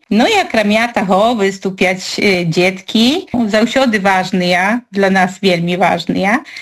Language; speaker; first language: Belarusian; native; Belarusian